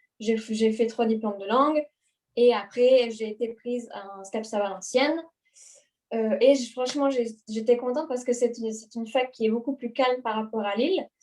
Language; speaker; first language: French; non-native, fluent; Hungarian